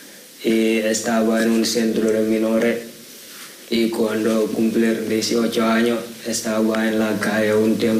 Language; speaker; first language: Spanish; non-native, learner; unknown